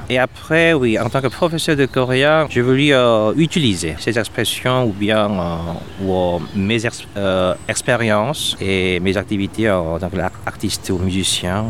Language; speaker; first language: French; non-native, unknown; Korean